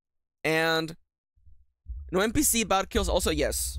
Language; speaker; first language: English; native; English